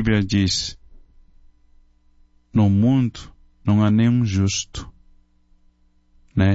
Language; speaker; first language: Portuguese; non-native, fluent; Chinese